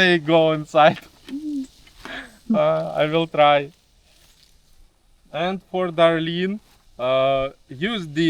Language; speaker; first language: English; non-native, learner; Russian